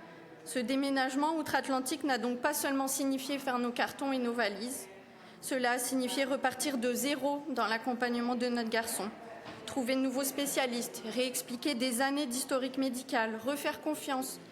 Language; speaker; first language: French; native; French